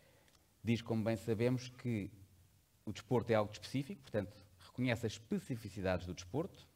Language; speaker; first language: Portuguese; native; Portuguese